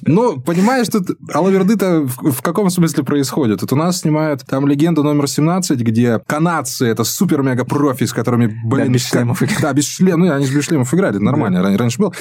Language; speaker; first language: Russian; native; Russian